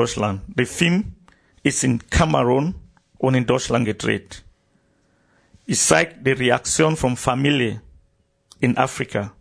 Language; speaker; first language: German; non-native, learner; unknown